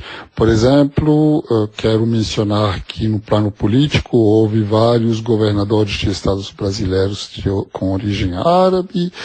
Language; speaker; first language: Portuguese; non-native, fluent; Arabic